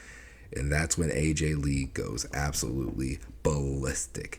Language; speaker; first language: English; native; English